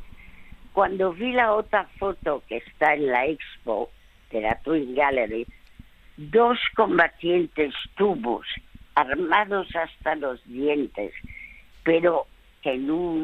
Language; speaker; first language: Spanish; early bilingual, other home language; French